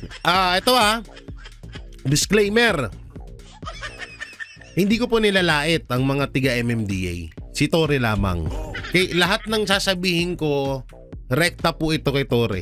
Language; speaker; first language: Filipino; native; Filipino